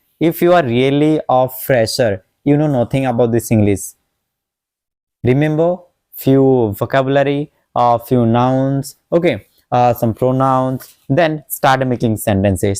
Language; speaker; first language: English; non-native, local second language; Odia